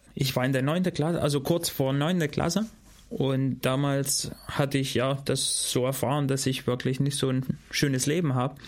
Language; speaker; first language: German; non-native, fluent; Albanian